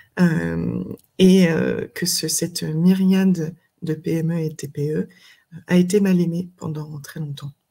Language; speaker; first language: French; native; French